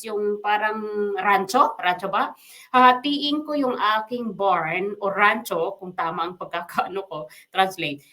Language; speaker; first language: Filipino; non-native, local second language; Waray